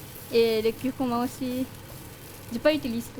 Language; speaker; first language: French; non-native, learner; Malay